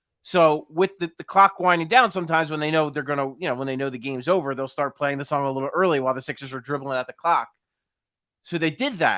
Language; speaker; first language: English; native; English